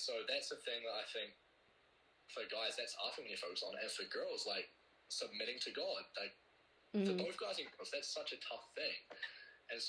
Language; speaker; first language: English; native; English